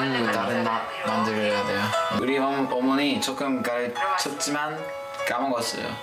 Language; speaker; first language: Korean; non-native, learner; English